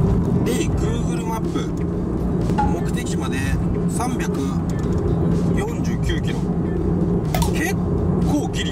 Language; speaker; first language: Japanese; native; Japanese